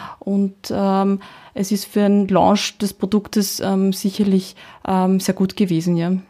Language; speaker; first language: German; early bilingual, heritage; Czech